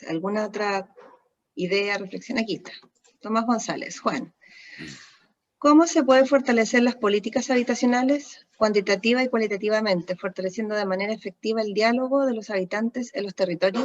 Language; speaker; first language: Spanish; native; Spanish